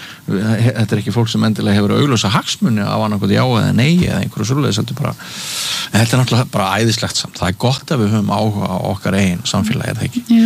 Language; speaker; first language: Icelandic; native; Icelandic